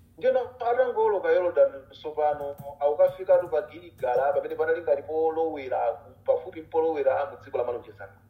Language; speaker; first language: Nyanja; non-native, local second language; Tumbuka